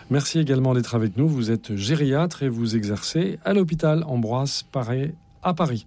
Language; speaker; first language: French; native; French